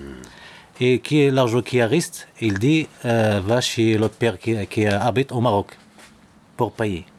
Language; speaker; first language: French; non-native, learner; Arabic